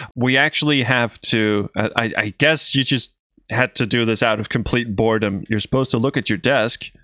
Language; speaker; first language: English; non-native, fluent; Danish